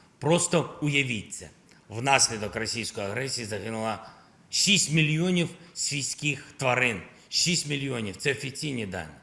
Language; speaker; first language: Ukrainian; non-native, local second language; Russian